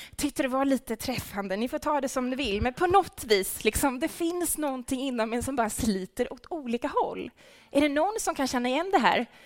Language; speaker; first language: Swedish; native; Swedish